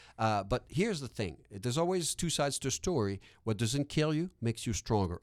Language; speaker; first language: English; non-native, local second language; French